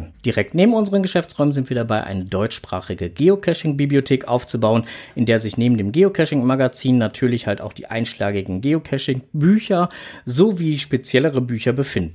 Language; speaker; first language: German; native; German